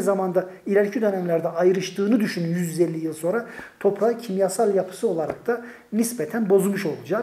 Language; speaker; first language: Turkish; native; Turkish